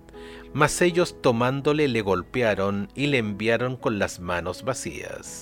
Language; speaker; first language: Spanish; native; Spanish